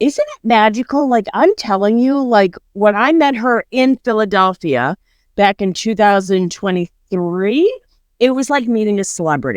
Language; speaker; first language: English; native; English